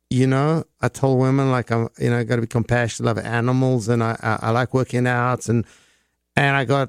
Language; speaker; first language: English; native; English